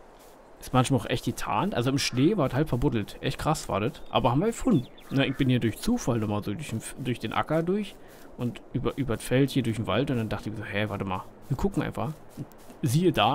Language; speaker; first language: German; native; German